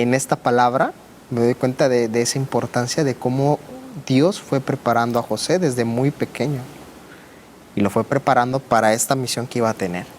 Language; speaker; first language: Spanish; native; Spanish